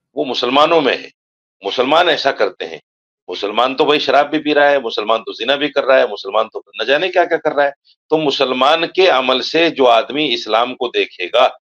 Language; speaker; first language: Hindi; native; Hindi